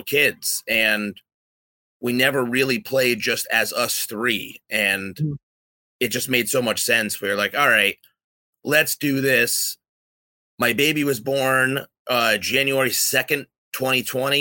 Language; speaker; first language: English; native; English